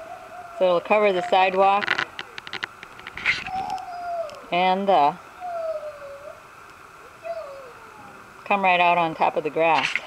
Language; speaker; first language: English; native; English